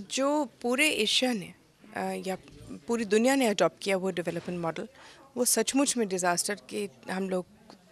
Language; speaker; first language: Hindi; native; Hindi